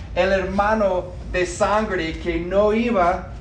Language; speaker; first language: Spanish; non-native, fluent; English